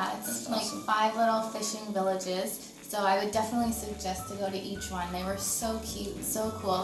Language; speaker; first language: English; native; English